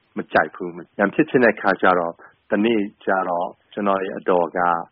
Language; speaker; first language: Burmese; non-native, local second language; Chinese